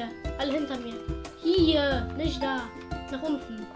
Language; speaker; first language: German; early bilingual, other home language; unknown